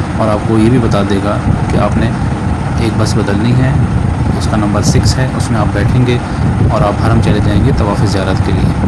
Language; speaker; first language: Urdu; non-native, local second language; Punjabi